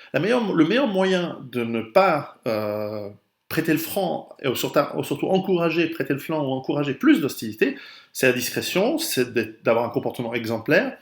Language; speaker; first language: French; native; French